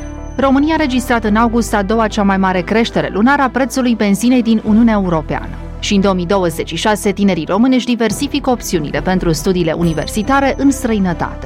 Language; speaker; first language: Romanian; native; Romanian